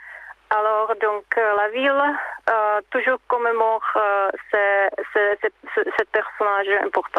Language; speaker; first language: French; non-native, fluent; Czech